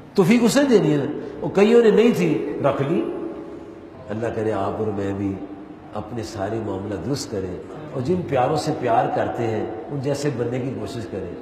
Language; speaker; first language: Urdu; non-native, local second language; Punjabi